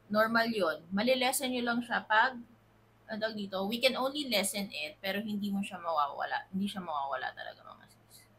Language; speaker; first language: Filipino; native; Filipino